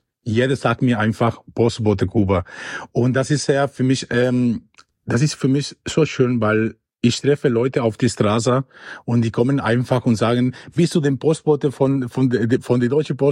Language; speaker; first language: German; non-native, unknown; Spanish